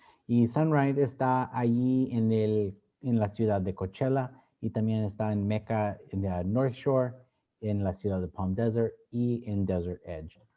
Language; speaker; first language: Spanish; early bilingual, other home language; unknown